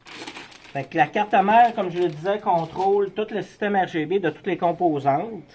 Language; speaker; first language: French; native; French